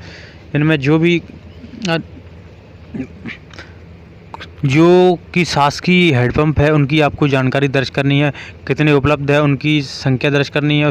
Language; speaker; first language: Hindi; native; Hindi